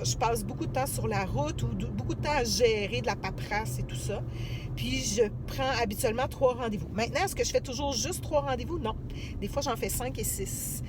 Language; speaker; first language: French; native; French